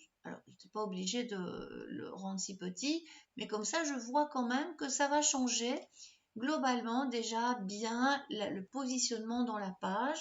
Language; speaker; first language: French; native; French